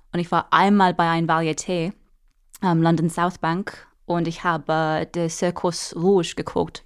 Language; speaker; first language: German; non-native, fluent; English